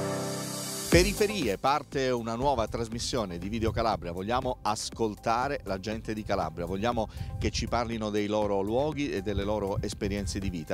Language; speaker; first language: Italian; native; Italian